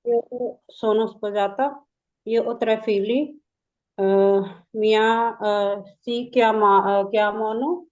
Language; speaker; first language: Italian; non-native, learner; Punjabi